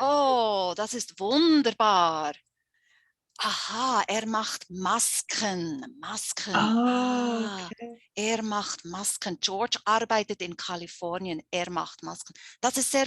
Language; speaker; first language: German; non-native, fluent; English